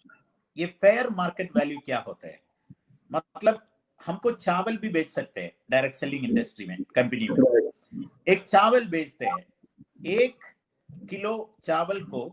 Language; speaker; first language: Hindi; non-native, fluent; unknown